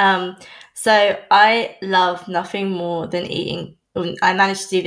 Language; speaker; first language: English; native; English